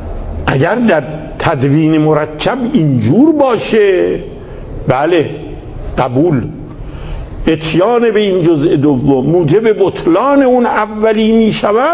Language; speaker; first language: Persian; native; Persian